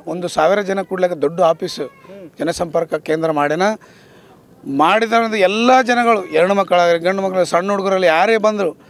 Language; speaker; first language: Kannada; native; Kannada